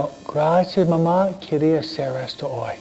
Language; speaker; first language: Spanish; non-native, fluent; English